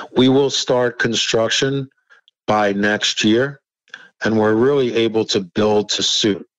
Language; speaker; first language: English; native; English